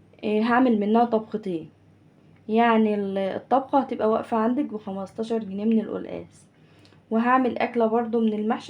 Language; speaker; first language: Arabic; native; Arabic